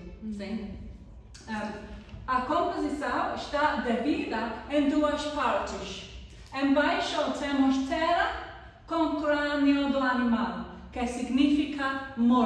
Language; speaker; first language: Portuguese; non-native, learner; English